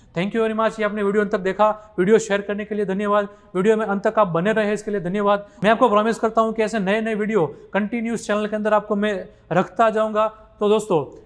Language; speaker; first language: Hindi; non-native, local second language; Gujarati